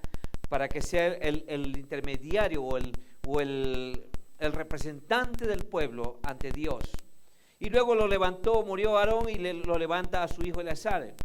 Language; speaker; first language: Spanish; native; Spanish